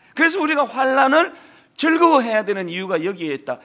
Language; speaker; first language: Korean; native; Korean